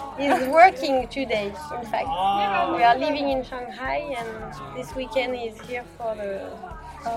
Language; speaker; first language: English; non-native, fluent; French